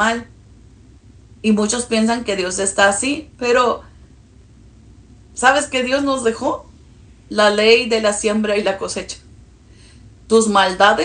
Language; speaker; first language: Spanish; early bilingual, heritage; Spanish